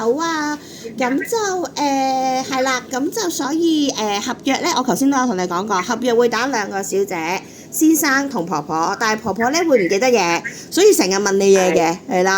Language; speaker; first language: Cantonese; native; Cantonese